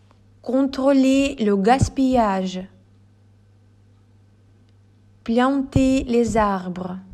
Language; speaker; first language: French; non-native, fluent; Ukrainian